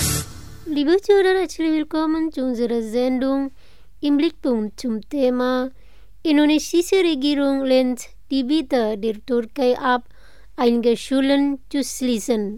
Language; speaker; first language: German; non-native, fluent; Indonesian